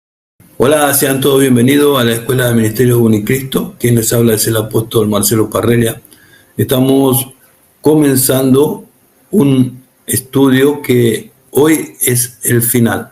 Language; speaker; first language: Spanish; non-native, fluent; Portuguese